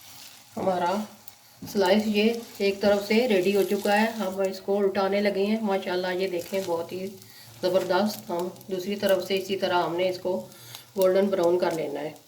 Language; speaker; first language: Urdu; non-native, local second language; Punjabi